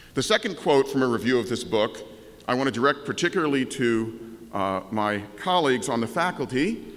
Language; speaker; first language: English; native; English